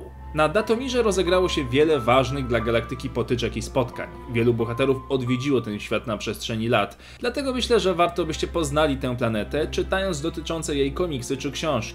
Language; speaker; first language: Polish; native; Polish